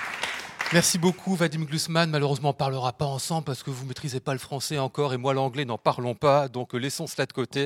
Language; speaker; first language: French; native; French